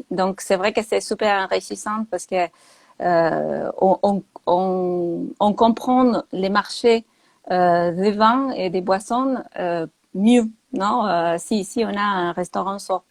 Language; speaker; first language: French; non-native, fluent; Spanish